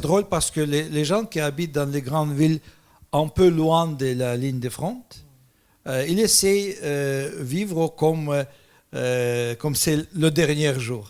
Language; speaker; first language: French; non-native, fluent; Russian